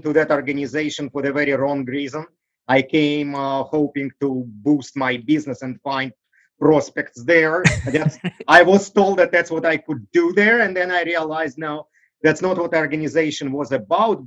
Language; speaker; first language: English; non-native, fluent; Russian